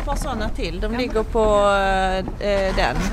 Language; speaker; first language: Swedish; native; Swedish